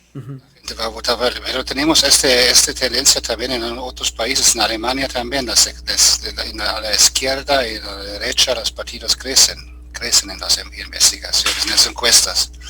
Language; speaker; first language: Spanish; non-native, fluent; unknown